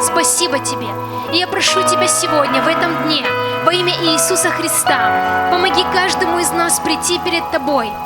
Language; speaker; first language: Russian; native; Russian